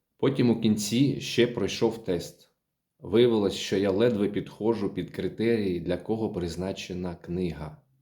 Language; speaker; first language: Ukrainian; native; Ukrainian